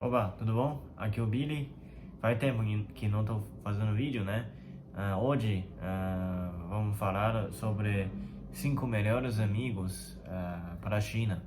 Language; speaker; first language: Portuguese; non-native, fluent; Chinese